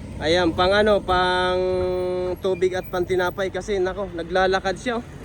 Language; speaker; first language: Filipino; non-native, local second language; Bikol